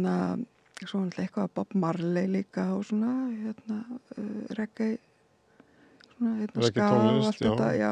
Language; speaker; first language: Icelandic; native; Icelandic